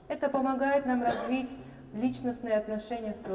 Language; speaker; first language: Russian; native; Russian